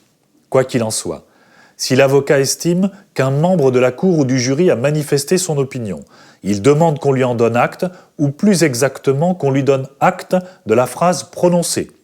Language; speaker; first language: French; native; French